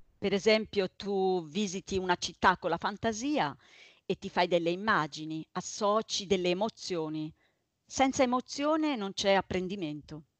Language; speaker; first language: Italian; native; Italian